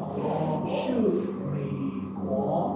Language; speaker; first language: Chinese; non-native, learner; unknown